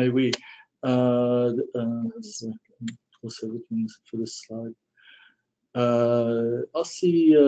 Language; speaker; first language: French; non-native, learner; English